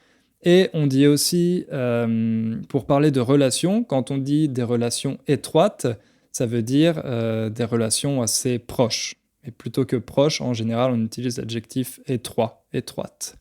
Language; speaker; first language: French; native; French